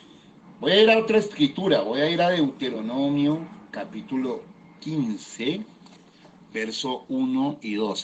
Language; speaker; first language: Spanish; native; Spanish